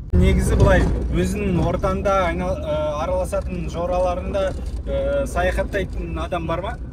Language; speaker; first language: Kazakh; native; Kazakh